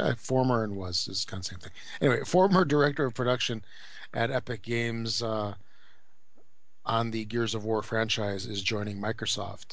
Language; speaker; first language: English; native; English